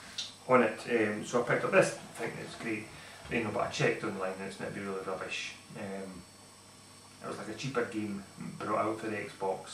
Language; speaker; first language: English; native; English